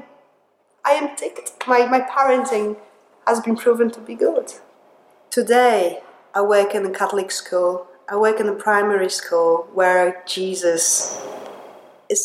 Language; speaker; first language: English; non-native, fluent; Polish